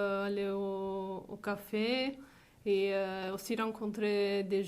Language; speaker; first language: French; non-native, fluent; Italian